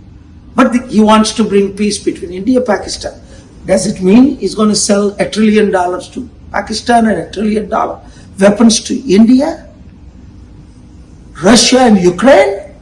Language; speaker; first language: English; non-native, local second language; Telugu